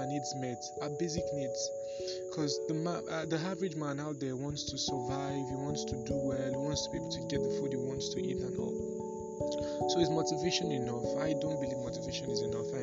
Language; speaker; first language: English; non-native, local second language; Yoruba